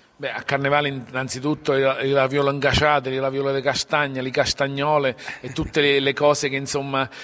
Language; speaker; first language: Italian; native; Italian